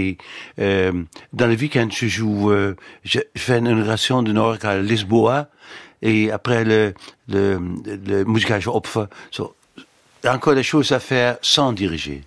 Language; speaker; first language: French; non-native, fluent; Dutch